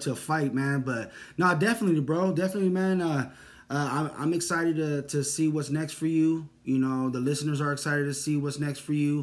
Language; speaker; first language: English; native; English